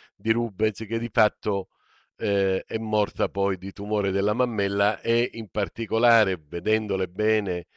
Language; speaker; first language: Italian; native; Italian